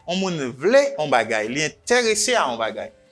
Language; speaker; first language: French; non-native, local second language; Haitian Creole